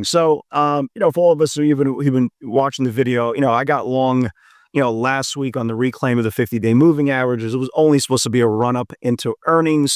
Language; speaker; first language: English; native; English